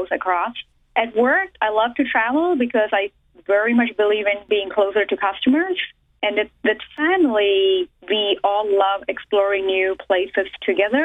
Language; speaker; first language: English; non-native, local second language; Telugu